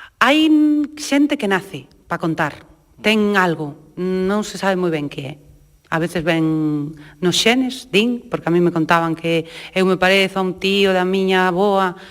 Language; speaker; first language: Galician; native; Galician